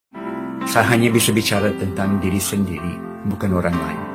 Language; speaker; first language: Indonesian; non-native, fluent; English